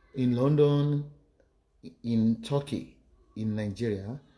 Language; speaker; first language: English; non-native, local second language; Yoruba